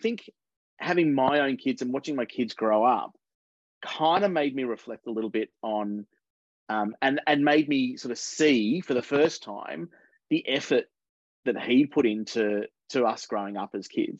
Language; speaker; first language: English; native; English